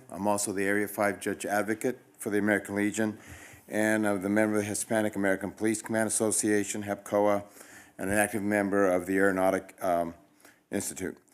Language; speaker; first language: English; early bilingual, other home language; Spanish